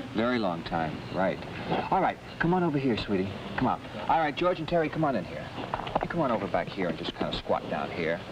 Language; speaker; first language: English; native; English